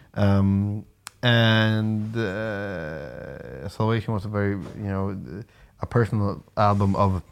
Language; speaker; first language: English; non-native, fluent; Swedish